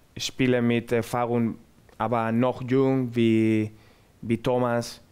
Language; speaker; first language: German; non-native, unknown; Spanish